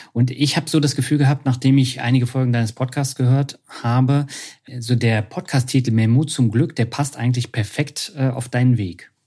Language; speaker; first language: German; native; German